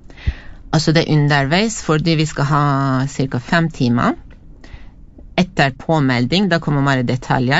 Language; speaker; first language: Norwegian; non-native, fluent; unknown